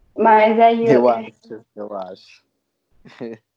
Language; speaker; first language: Portuguese; non-native, local second language; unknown